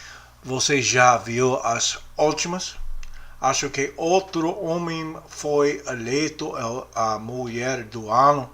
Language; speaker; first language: Portuguese; non-native, learner; English